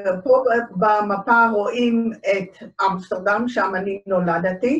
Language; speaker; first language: Hebrew; early bilingual, other home language; Dutch